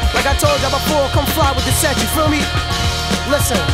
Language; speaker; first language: English; native; English